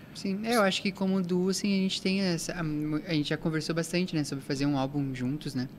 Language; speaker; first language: Portuguese; native; Portuguese